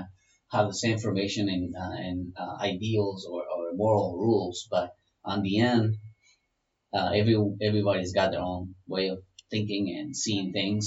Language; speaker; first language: English; non-native, fluent; Spanish